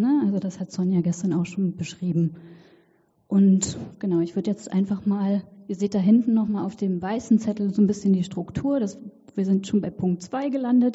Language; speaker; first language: German; native; German